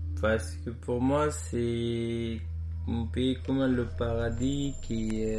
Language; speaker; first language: French; non-native, learner; Persian